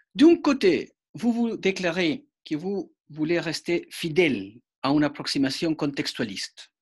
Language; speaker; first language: French; non-native, fluent; Spanish